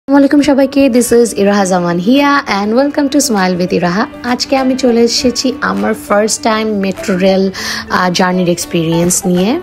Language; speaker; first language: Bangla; early bilingual, heritage; Bangla